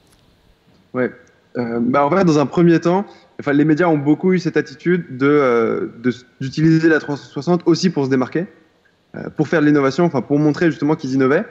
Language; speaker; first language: French; native; French